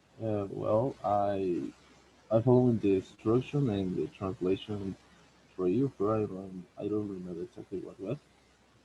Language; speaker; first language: English; non-native, learner; Spanish